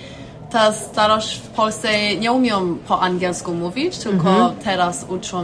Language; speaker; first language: Polish; early bilingual, heritage; English